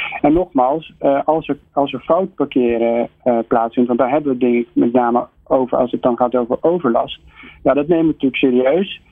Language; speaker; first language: Dutch; native; Dutch